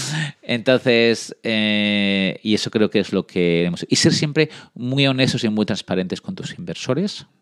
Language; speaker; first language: Spanish; early bilingual, other home language; French